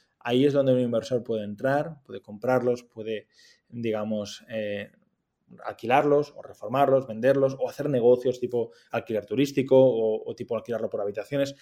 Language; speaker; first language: Spanish; native; Spanish